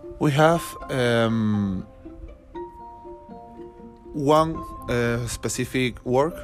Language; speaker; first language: English; non-native, learner; Spanish